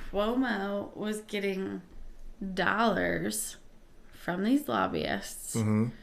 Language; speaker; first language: English; native; English